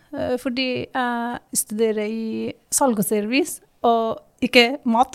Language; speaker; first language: Norwegian; non-native, learner; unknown